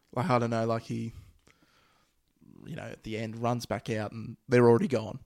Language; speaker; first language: English; native; English